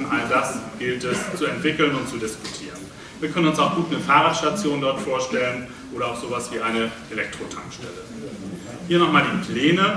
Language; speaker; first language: German; native; German